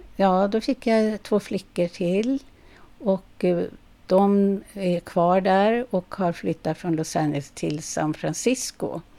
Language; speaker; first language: Swedish; native; Swedish